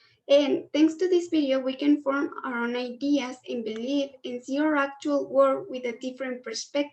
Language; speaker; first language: English; non-native, learner; Spanish